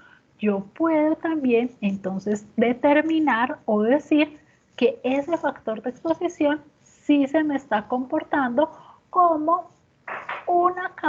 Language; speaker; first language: Spanish; native; Spanish